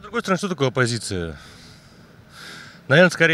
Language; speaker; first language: Russian; native; Russian